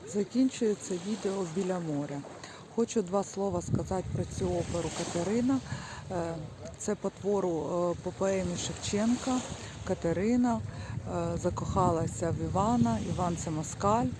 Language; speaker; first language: Ukrainian; native; Ukrainian